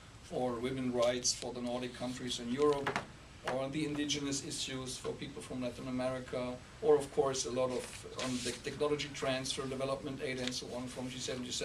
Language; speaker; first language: English; non-native, fluent; German